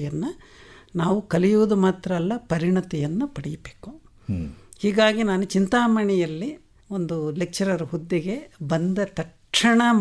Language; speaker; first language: Kannada; non-native, local second language; Telugu